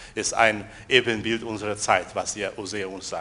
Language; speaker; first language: German; non-native, fluent; Portuguese